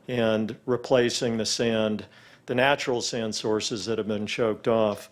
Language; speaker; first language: English; native; English